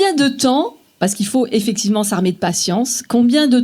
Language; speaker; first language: French; native; French